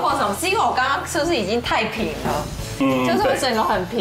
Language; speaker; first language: Chinese; native; Chinese